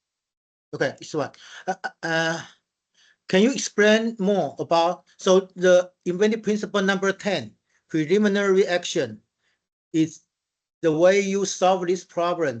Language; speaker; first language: English; non-native, fluent; Chinese